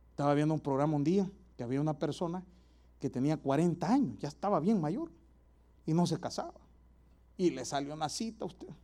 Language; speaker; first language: Spanish; native; Spanish